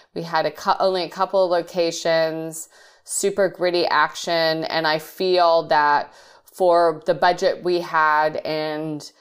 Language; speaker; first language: English; native; English